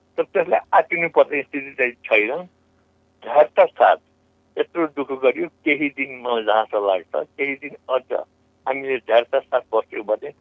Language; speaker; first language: Nepali; native; Nepali